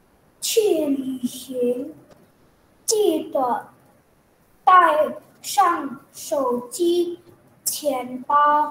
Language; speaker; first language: Chinese; non-native, learner; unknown